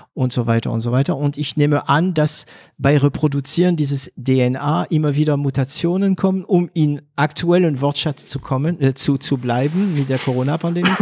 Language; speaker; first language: German; non-native, fluent; French